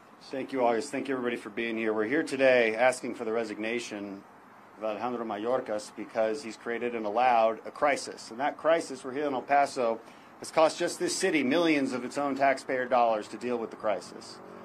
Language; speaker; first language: English; native; English